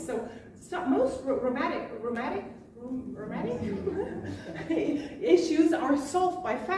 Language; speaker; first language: English; non-native, fluent; German